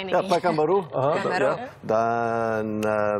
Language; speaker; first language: Indonesian; non-native, learner; English